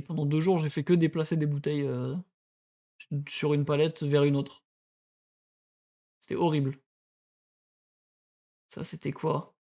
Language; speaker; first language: French; native; French